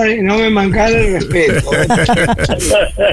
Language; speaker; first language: Italian; non-native, fluent; Spanish